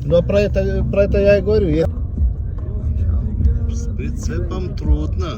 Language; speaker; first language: Russian; non-native, fluent; Lithuanian